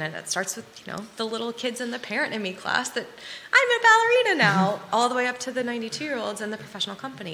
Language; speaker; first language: English; native; English